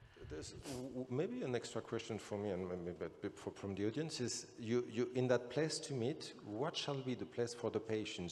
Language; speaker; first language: English; non-native, fluent; French